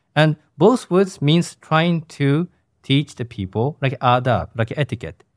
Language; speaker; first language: English; non-native, fluent; Japanese